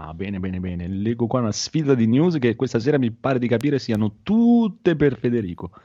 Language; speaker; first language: Italian; native; Italian